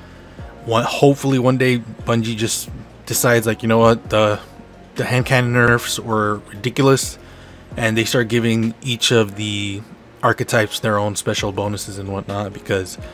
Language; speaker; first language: English; native; English